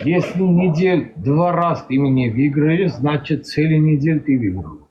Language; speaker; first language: Russian; non-native, learner; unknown